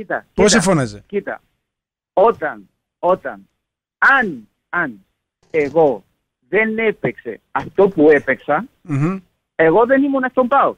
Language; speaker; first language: Greek; non-native, learner; Spanish